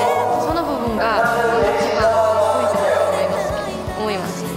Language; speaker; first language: Japanese; non-native, learner; Korean